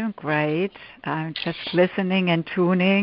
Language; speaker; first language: English; non-native, fluent; German